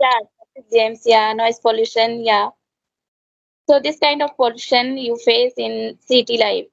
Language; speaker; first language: English; non-native, learner; Hindi